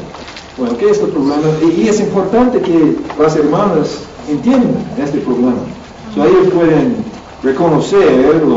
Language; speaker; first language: Spanish; non-native, learner; English